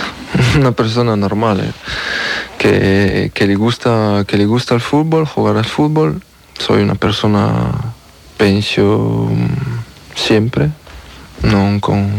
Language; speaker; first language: Spanish; non-native, learner; French